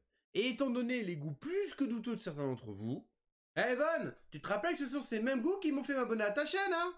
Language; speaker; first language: French; native; French